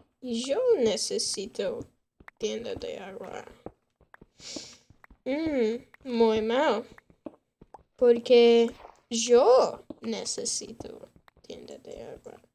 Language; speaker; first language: Spanish; non-native, learner; English